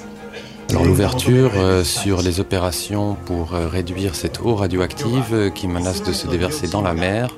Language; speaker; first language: French; native; French